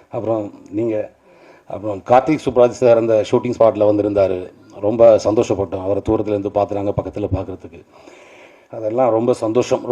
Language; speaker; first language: Tamil; native; Tamil